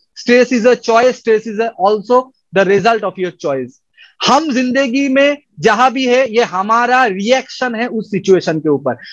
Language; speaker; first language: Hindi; non-native, local second language; Bangla